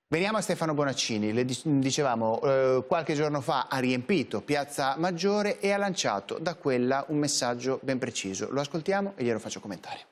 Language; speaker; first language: Italian; native; Italian